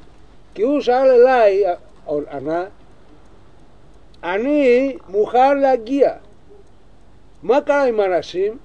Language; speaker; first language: Hebrew; non-native, learner; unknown